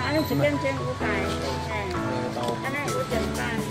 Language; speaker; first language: Chinese; non-native, local second language; Min Nan Chinese